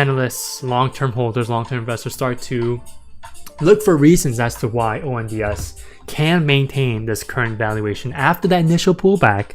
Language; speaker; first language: English; native; English